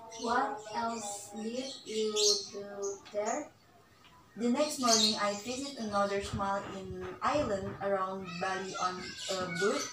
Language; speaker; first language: English; non-native, learner; Indonesian